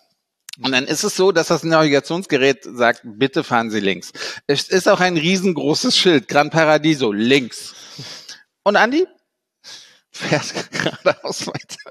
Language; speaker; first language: German; native; German